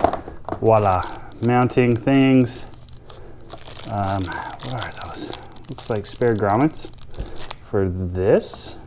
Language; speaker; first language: English; native; English